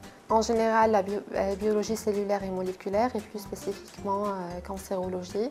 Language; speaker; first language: French; non-native, local second language; Arabic